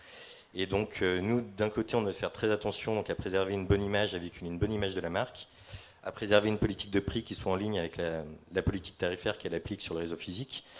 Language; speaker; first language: French; native; French